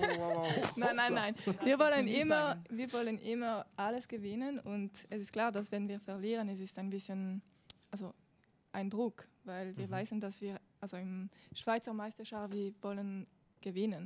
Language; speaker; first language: German; non-native, learner; French